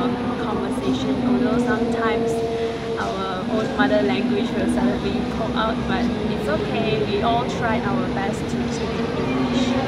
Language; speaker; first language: English; non-native, local second language; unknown